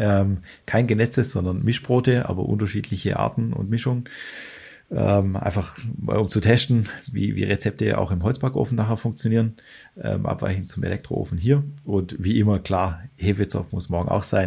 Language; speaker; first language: German; native; German